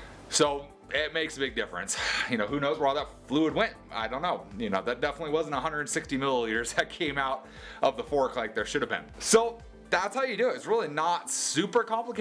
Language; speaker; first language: English; native; English